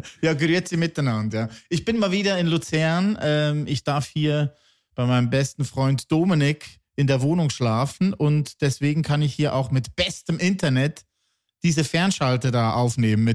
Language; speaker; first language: German; native; German